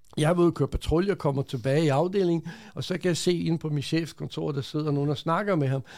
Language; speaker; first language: Danish; early bilingual, other home language; Croatian